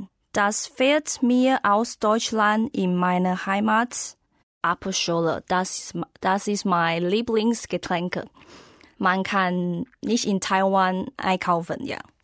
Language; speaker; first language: German; non-native, learner; Chinese